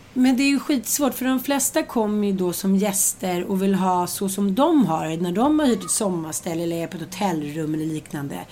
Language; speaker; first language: Swedish; native; Swedish